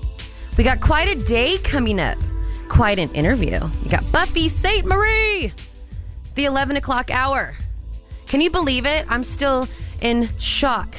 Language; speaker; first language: English; native; English